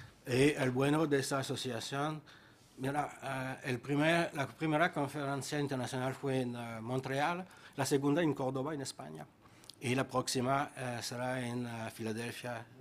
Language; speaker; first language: Spanish; non-native, fluent; French